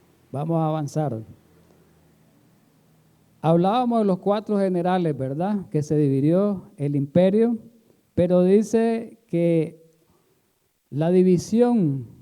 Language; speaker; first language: Spanish; native; Spanish